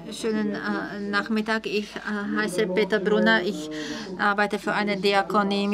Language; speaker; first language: German; non-native, fluent; Czech